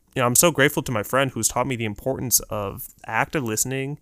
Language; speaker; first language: English; early bilingual, other home language; Urdu